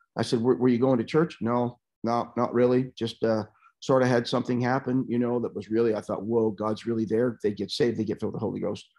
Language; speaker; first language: English; native; English